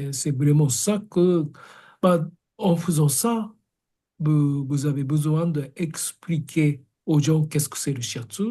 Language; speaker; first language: French; non-native, fluent; Japanese